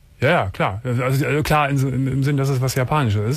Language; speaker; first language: German; native; German